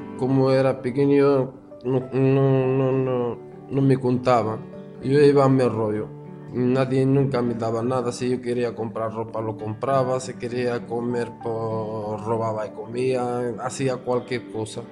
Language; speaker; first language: Spanish; non-native, fluent; Arabic